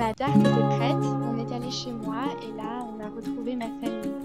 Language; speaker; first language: French; native; French